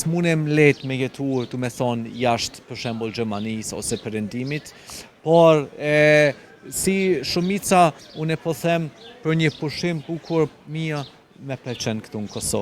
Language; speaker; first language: Albanian; non-native, fluent; German